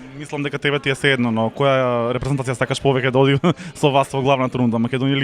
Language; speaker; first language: Macedonian; native; Macedonian